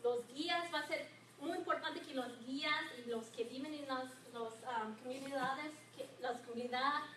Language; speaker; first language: Spanish; non-native, learner; English